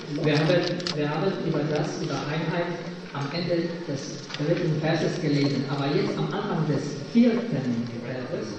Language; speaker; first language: German; non-native, fluent; Polish